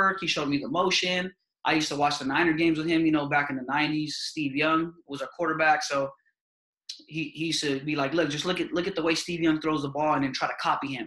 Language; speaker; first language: English; native; English